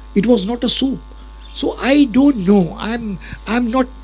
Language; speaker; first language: English; non-native, local second language; Hindi